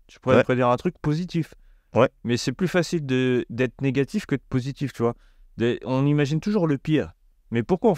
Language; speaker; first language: French; native; French